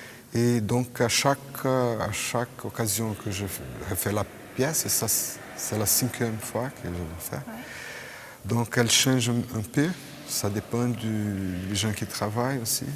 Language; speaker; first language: French; non-native, fluent; Portuguese